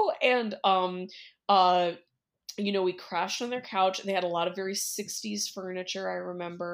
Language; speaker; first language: English; native; English